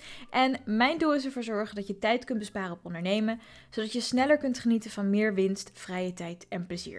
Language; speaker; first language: Dutch; native; Dutch